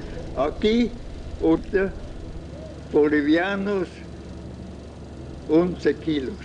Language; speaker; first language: Spanish; non-native, fluent; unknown